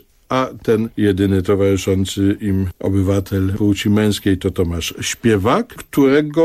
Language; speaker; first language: Polish; native; Polish